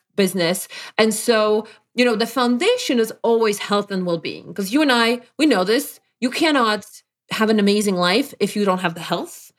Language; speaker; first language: English; non-native, fluent; Polish